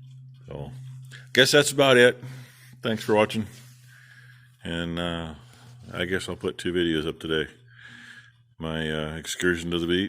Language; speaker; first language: English; native; English